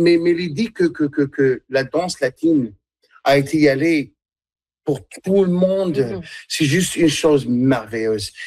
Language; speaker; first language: French; non-native, fluent; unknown